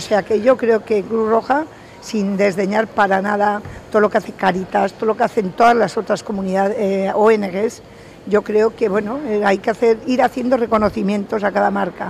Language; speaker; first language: Spanish; native; Spanish